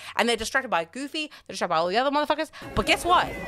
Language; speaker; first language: English; native; English